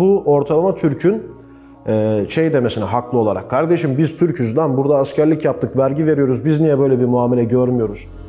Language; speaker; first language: Turkish; native; Turkish